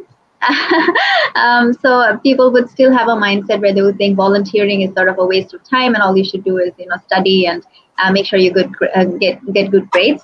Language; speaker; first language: English; non-native, local second language; Bangla